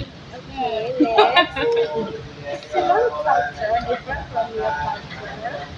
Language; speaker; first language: English; non-native, learner; Indonesian